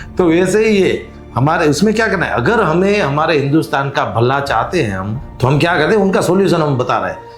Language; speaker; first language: Hindi; non-native, local second language; Gujarati